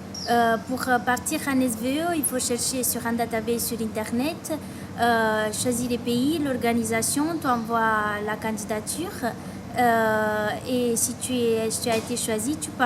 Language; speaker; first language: French; non-native, fluent; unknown